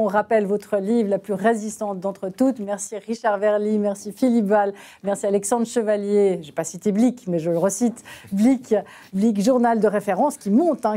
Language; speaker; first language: French; native; French